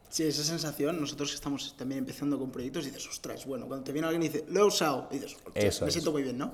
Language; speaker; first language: Spanish; native; Spanish